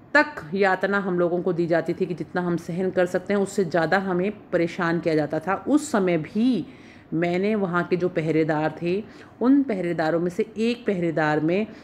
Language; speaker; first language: Hindi; native; Hindi